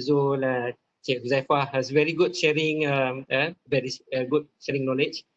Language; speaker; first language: English; non-native, local second language; Malay